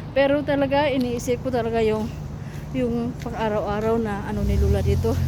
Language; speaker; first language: Filipino; non-native, local second language; Cebuano